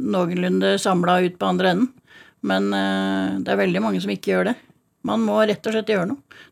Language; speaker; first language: Norwegian; native; Norwegian